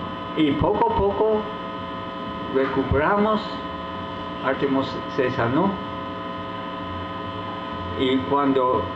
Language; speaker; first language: Spanish; non-native, fluent; English